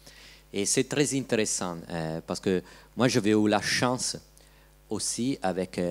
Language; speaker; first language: French; non-native, learner; Italian